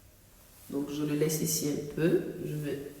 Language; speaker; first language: French; non-native, local second language; Arabic